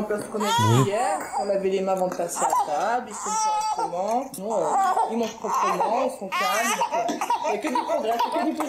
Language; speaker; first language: French; native; French